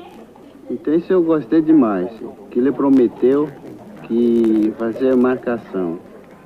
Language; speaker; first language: Portuguese; non-native, local second language; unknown